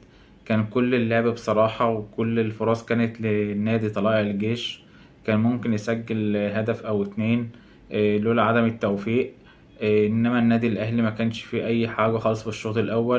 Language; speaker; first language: Arabic; native; Arabic